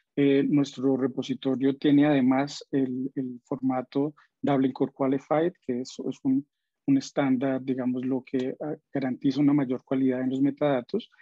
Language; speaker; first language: Spanish; native; Spanish